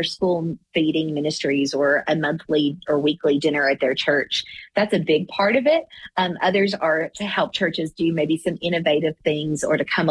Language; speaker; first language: English; native; English